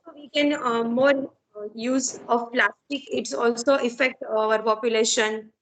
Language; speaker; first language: English; non-native, learner; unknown